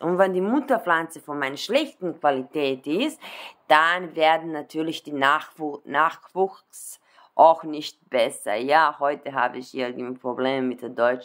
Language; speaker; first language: German; non-native, fluent; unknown